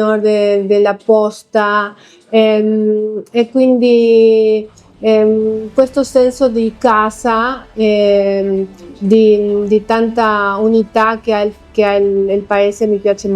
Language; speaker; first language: Italian; non-native, fluent; Spanish